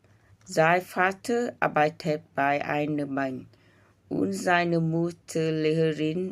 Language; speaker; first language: German; non-native, learner; Vietnamese